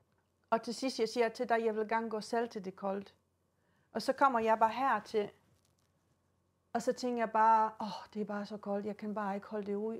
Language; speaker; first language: Danish; non-native, fluent; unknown